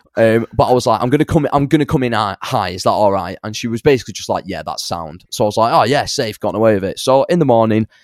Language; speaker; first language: English; native; English